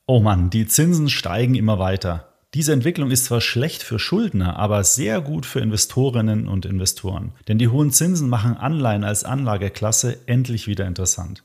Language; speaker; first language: German; native; German